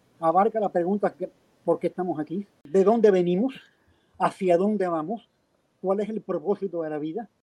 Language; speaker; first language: Spanish; native; Spanish